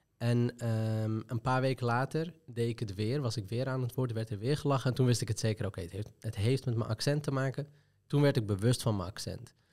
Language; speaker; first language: Dutch; early bilingual, other home language; Arabic